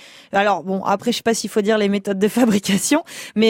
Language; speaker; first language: French; native; French